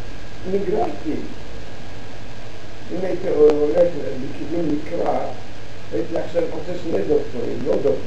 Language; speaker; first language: Hebrew; early bilingual, other home language; Arabic